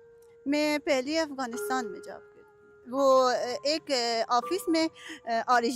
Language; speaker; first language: Hindi; non-native, learner; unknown